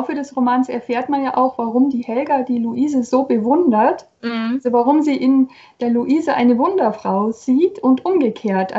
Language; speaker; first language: German; native; German